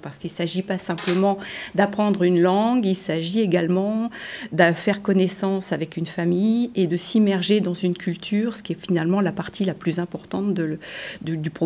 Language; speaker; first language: French; native; French